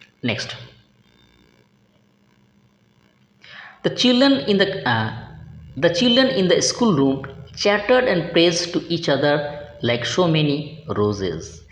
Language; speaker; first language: English; non-native, local second language; Bangla